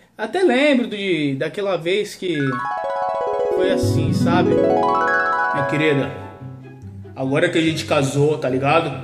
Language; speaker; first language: Portuguese; native; Portuguese